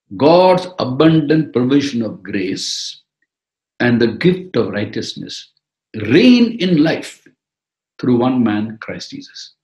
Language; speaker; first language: English; non-native, local second language; Tamil